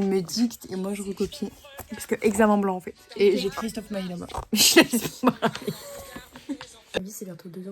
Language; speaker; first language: French; native; French